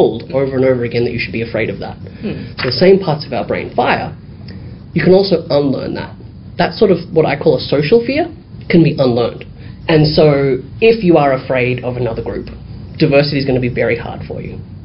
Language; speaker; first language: English; native; English